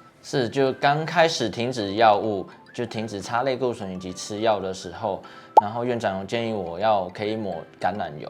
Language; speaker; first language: Chinese; native; Chinese